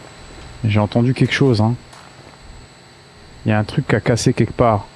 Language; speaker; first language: French; native; French